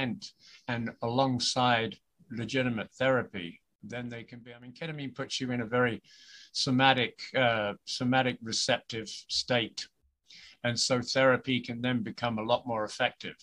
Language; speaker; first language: English; native; English